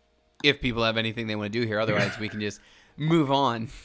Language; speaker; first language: English; native; English